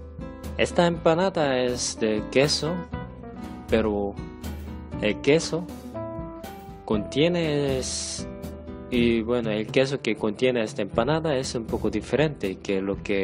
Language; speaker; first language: Spanish; non-native, fluent; Korean